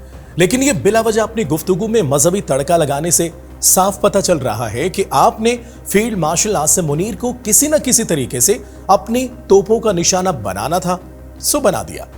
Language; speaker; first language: Urdu; native; Urdu